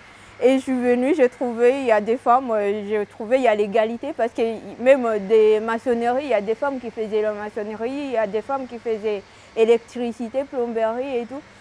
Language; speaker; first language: French; non-native, learner; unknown